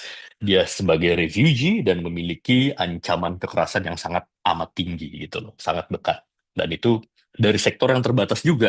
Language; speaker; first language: Indonesian; native; Indonesian